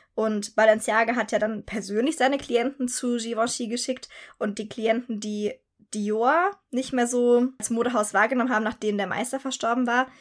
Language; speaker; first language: German; native; German